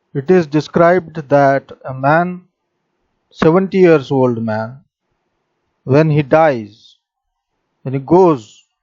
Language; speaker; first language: English; non-native, local second language; Marathi